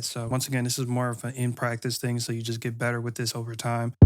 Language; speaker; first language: English; native; English